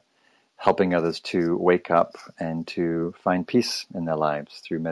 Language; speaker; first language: English; native; English